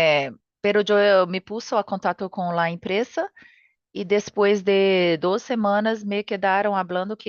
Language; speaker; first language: Spanish; non-native, learner; Portuguese